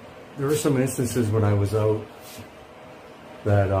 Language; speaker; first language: English; native; English